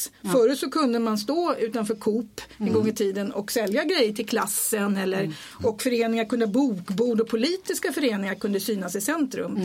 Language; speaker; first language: Swedish; native; Swedish